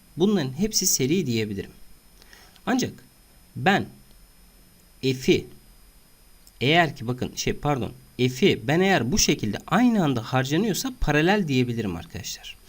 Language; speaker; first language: Turkish; native; Turkish